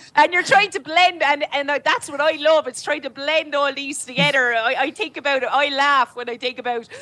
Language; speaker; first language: English; native; English